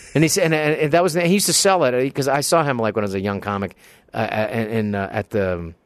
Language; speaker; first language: English; early bilingual, other home language; Filipino